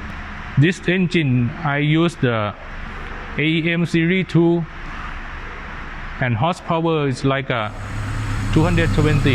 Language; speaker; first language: English; non-native, learner; Thai